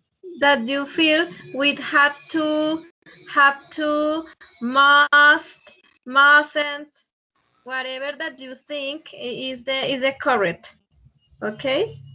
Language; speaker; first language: English; non-native, fluent; Spanish